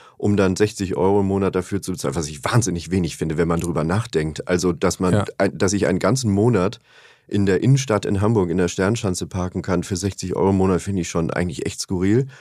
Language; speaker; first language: German; native; German